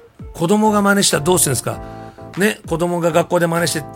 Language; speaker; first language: Japanese; native; Japanese